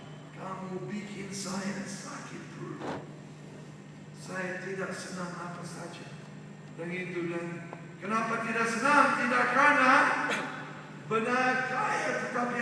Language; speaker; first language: Indonesian; non-native, fluent; English